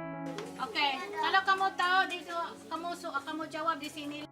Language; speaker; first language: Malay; non-native, fluent; Filipino